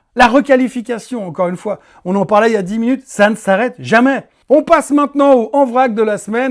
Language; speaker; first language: French; native; French